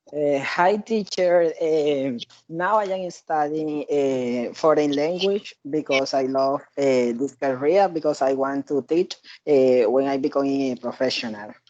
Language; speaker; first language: English; non-native, learner; Spanish